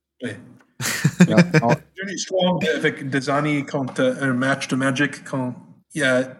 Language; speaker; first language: French; non-native, fluent; English